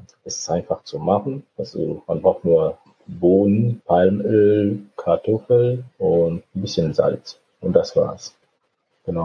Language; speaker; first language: German; non-native, fluent; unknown